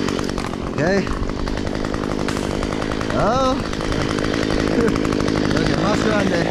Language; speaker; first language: Spanish; non-native, learner; English